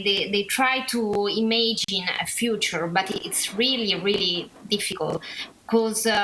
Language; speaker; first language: English; non-native, learner; Italian